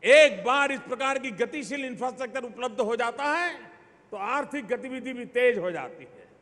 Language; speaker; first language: Hindi; non-native, local second language; Gujarati